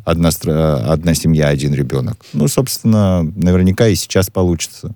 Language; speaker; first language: Russian; native; Russian